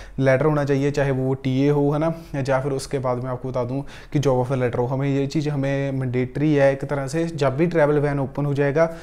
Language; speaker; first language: Hindi; non-native, local second language; Punjabi